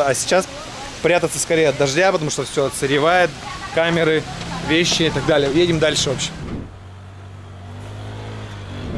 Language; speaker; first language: Russian; native; Russian